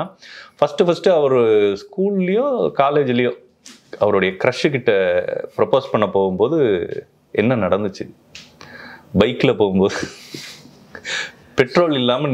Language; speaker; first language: Tamil; native; Tamil